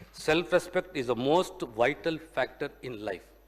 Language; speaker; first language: English; non-native, local second language; Telugu